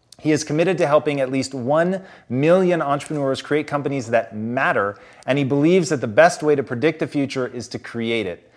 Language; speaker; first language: English; native; English